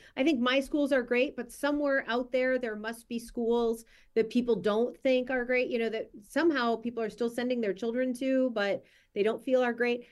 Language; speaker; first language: English; native; English